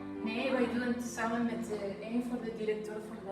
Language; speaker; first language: Dutch; non-native, learner; Spanish